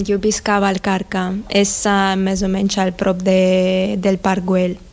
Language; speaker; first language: Catalan; non-native, learner; Russian